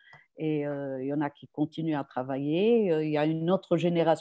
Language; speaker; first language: French; non-native, local second language; Arabic